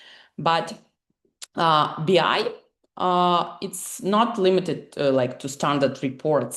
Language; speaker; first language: English; non-native, fluent; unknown